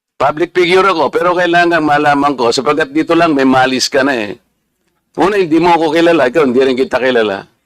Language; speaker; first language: Filipino; native; Filipino